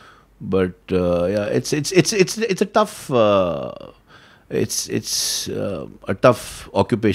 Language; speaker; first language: English; non-native, local second language; Hindi